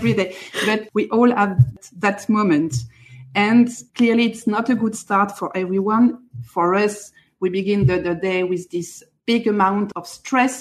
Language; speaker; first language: English; non-native, fluent; French